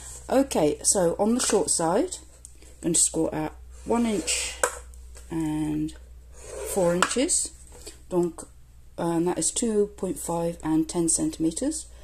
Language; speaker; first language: English; native; English